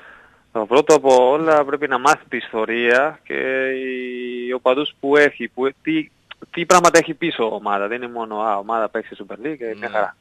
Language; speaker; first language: Greek; non-native, learner; Spanish